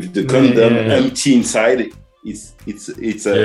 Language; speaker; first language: English; non-native, learner; French